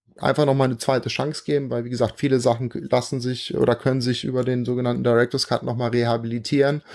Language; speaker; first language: German; native; German